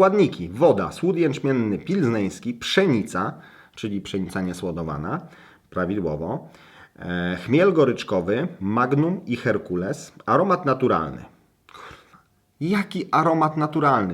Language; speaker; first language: Polish; native; Polish